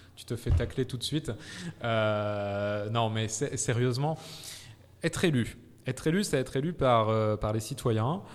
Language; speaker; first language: French; native; French